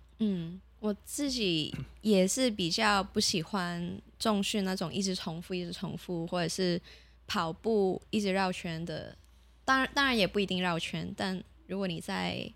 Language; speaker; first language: Chinese; non-native, local second language; Cantonese